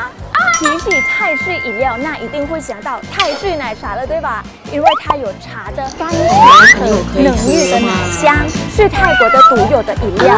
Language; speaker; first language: Chinese; non-native, fluent; Thai